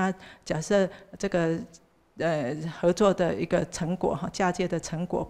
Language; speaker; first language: Chinese; native; Chinese